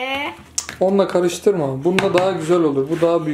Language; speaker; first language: Turkish; native; Turkish